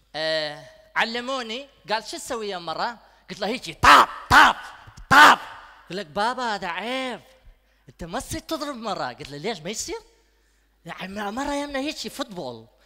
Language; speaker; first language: Arabic; non-native, local second language; Kurdish